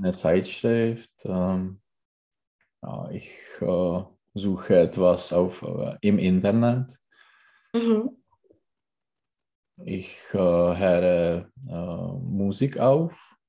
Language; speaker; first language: German; non-native, learner; Czech